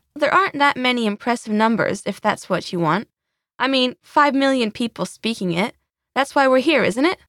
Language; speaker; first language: English; non-native, fluent; Swedish